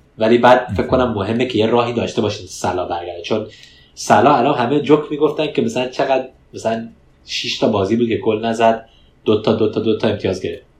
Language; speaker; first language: Persian; early bilingual, heritage; Persian